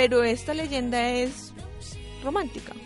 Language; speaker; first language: Spanish; native; Spanish